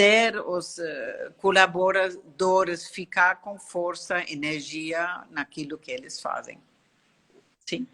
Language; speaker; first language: Portuguese; non-native, learner; German